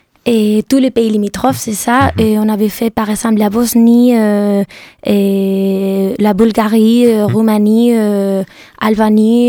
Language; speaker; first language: French; non-native, fluent; Spanish